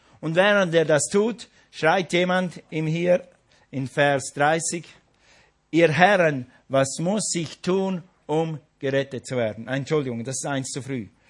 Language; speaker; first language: German; non-native, fluent; English